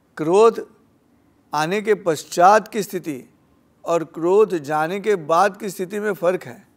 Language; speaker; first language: Hindi; non-native, local second language; Marathi